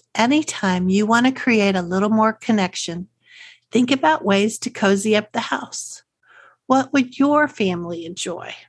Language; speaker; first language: English; native; English